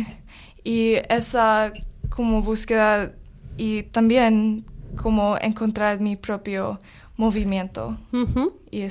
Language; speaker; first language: Spanish; non-native, learner; English